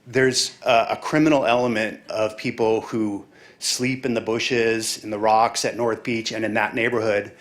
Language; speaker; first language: English; native; English